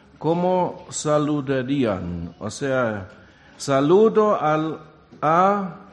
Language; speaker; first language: Spanish; non-native, fluent; German